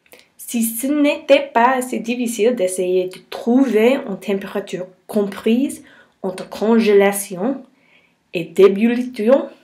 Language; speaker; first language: French; non-native, learner; English